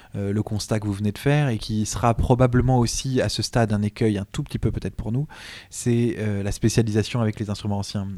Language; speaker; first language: French; native; French